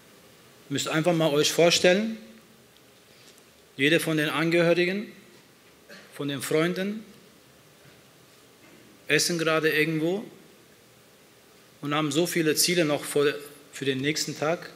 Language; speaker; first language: German; early bilingual, other home language; Turkish